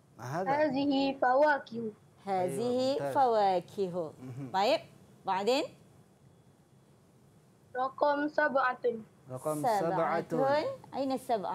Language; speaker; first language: Arabic; non-native, fluent; Malay